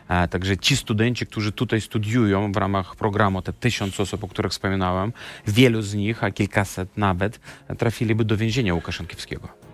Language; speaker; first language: Polish; non-native, fluent; Belarusian